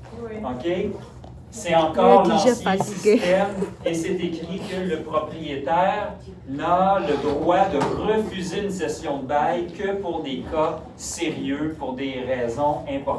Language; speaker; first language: French; native; French